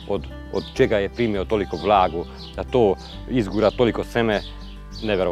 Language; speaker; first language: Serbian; non-native, local second language; Hungarian